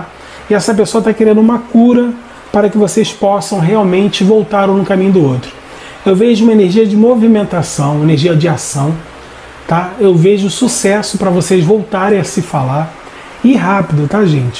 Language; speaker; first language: Portuguese; native; Portuguese